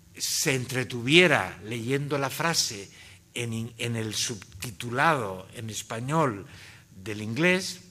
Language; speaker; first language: Spanish; native; Spanish